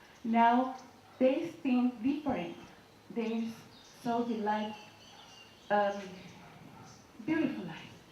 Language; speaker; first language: English; non-native, learner; Spanish